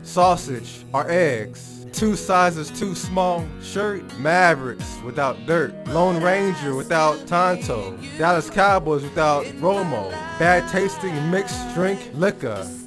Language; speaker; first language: English; native; English